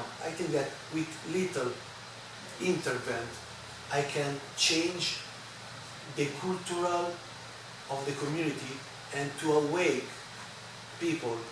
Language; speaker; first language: English; non-native, learner; Italian